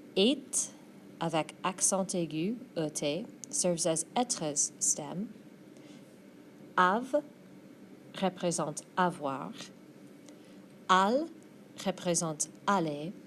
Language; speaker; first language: French; non-native, fluent; English